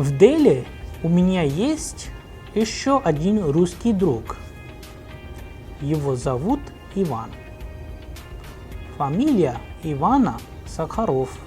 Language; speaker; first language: Russian; non-native, fluent; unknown